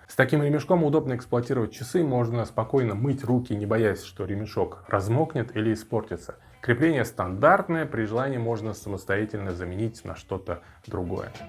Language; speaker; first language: Russian; native; Russian